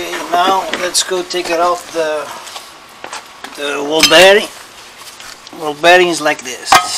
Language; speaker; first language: English; non-native, learner; Portuguese